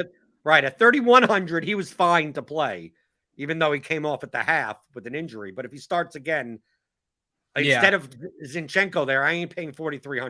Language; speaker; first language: English; native; English